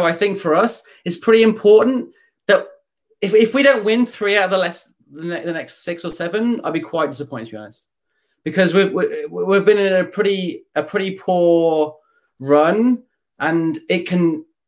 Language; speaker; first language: English; native; English